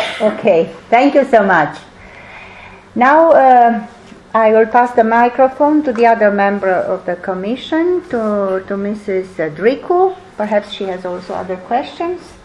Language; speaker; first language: English; non-native, fluent; Romanian